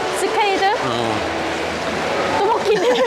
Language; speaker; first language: Korean; non-native, learner; Vietnamese